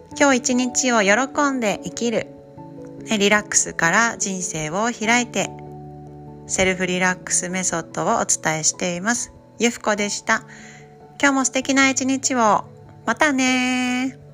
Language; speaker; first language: Japanese; native; Japanese